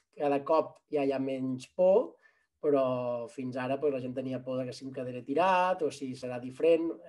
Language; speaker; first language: Catalan; native; Catalan